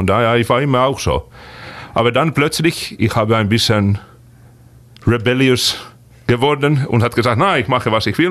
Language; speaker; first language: German; non-native, fluent; Finnish